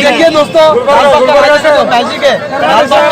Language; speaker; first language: Hindi; native; Hindi